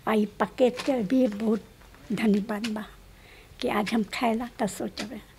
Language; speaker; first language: Dutch; non-native, local second language; Caribbean Hindustani